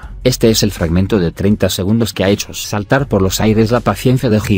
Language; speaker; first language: Spanish; native; Spanish